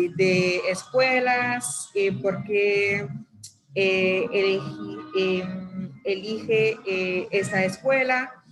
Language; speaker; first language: Spanish; non-native, fluent; French